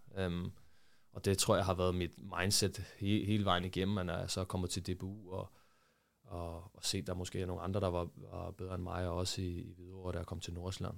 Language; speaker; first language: Danish; early bilingual, other home language; Portuguese